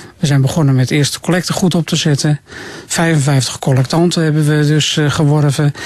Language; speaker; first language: Dutch; native; Dutch